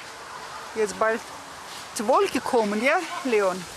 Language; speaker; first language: German; non-native, learner; Russian